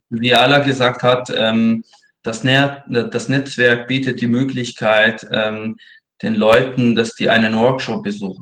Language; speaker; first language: German; non-native, fluent; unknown